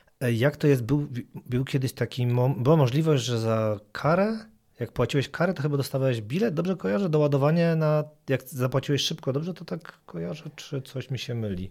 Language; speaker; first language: Polish; native; Polish